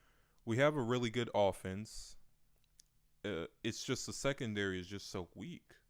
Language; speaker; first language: English; native; English